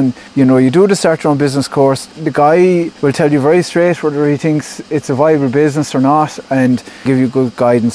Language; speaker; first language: English; native; English